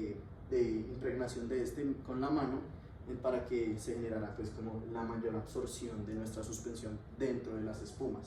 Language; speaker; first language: Spanish; native; Spanish